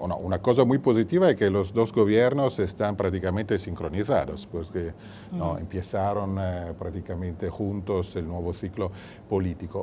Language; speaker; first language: Spanish; non-native, fluent; Italian